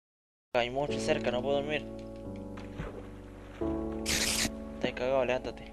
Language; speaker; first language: Spanish; native; Spanish